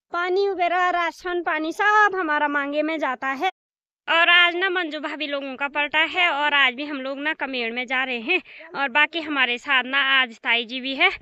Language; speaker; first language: Hindi; native; Hindi